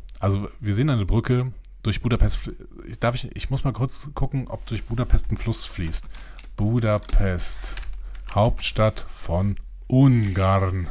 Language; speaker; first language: German; native; German